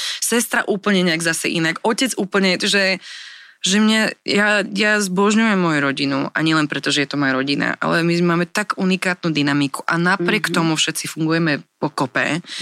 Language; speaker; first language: Slovak; early bilingual, other home language; English